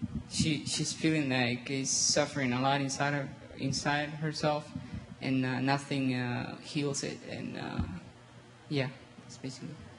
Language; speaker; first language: English; non-native, learner; Spanish